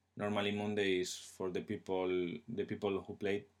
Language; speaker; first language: English; non-native, learner; Spanish